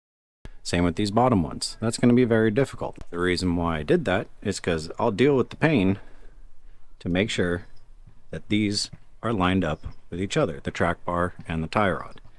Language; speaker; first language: English; native; English